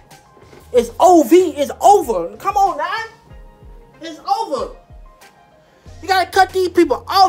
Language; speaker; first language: English; native; English